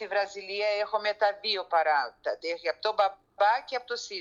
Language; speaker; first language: Greek; early bilingual, heritage; Greek